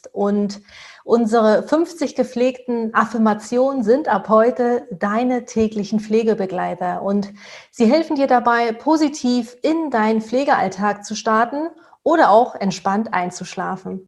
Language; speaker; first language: German; native; German